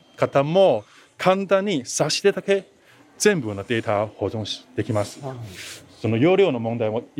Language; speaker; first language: Japanese; non-native, fluent; Chinese